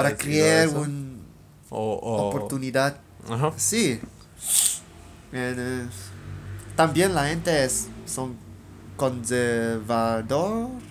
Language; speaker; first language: Spanish; non-native, learner; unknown